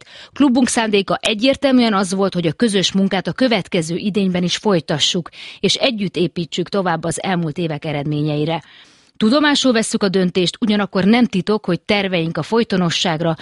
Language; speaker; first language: Hungarian; native; Hungarian